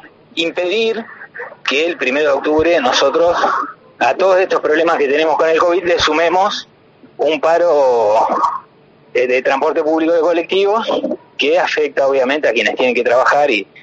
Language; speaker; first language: Spanish; native; Spanish